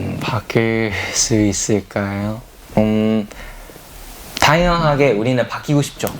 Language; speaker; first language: Korean; early bilingual, heritage; English